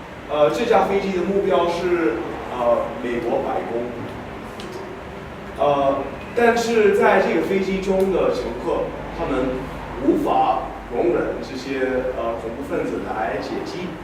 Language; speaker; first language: Chinese; non-native, fluent; English